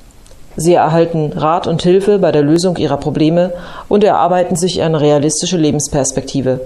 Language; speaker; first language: German; native; German